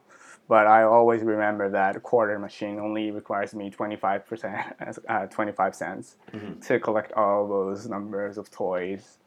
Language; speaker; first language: English; early bilingual, other home language; Japanese